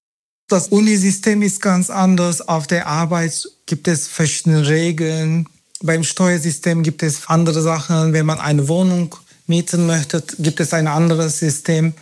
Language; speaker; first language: German; non-native, fluent; Turkish